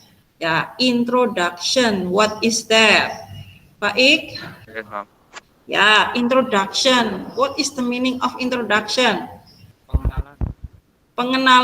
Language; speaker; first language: English; non-native, fluent; Indonesian